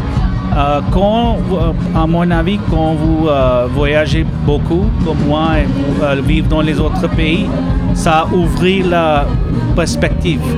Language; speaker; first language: French; non-native, learner; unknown